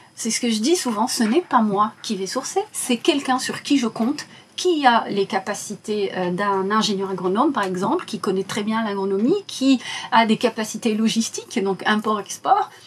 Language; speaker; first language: French; non-native, local second language; Arabic